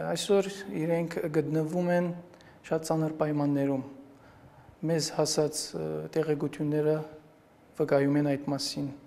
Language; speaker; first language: Armenian; early bilingual, heritage; Armenian